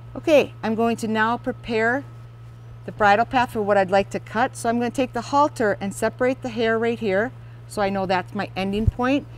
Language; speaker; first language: English; native; English